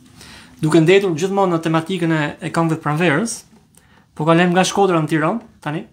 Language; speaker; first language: Albanian; native; Albanian